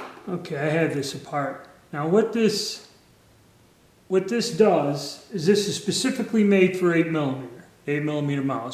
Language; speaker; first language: English; native; English